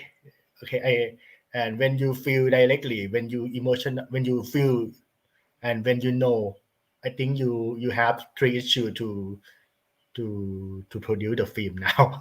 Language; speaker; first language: English; non-native, learner; Thai